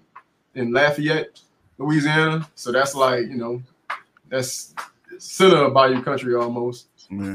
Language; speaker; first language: English; native; English